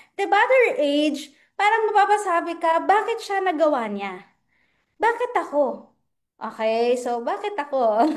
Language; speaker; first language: Filipino; non-native, local second language; Cebuano